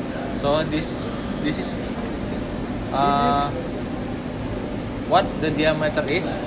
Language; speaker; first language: English; non-native, learner; Indonesian